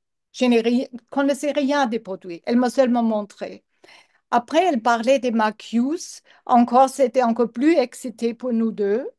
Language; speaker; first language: French; non-native, learner; English